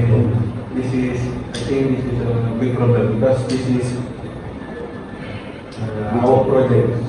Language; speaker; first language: English; non-native, learner; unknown